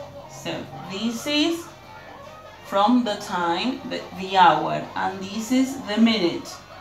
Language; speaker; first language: English; non-native, fluent; Spanish